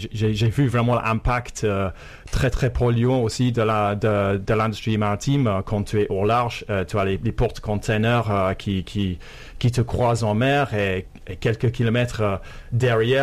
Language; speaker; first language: French; non-native, fluent; English